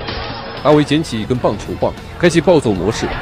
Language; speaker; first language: Chinese; native; Chinese